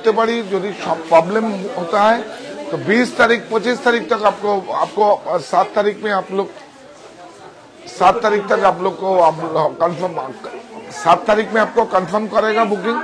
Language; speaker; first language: Hindi; non-native, local second language; Bangla